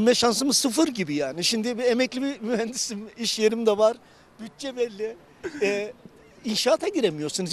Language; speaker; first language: Turkish; native; Turkish